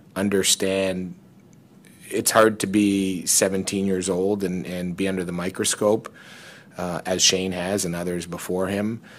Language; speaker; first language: English; native; English